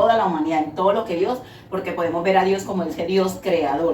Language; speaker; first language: Spanish; native; Spanish